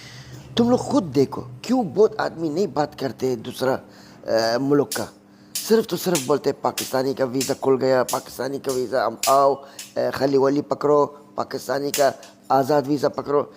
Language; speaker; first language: Hindi; non-native, learner; Arabic